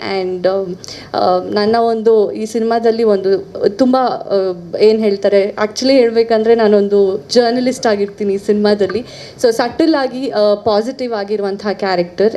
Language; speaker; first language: Kannada; non-native, local second language; Tulu